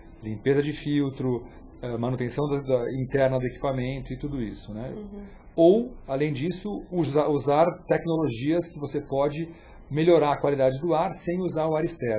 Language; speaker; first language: Portuguese; native; Portuguese